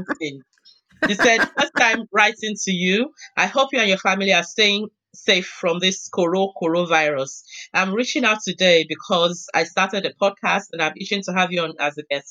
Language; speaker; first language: English; non-native, local second language; Yoruba